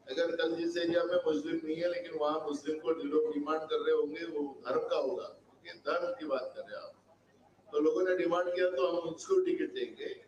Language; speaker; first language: Hindi; non-native, local second language; Marathi